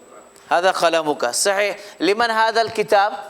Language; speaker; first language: Arabic; non-native, fluent; Urdu